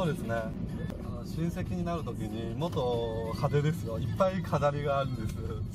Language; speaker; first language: Japanese; non-native, fluent; Chinese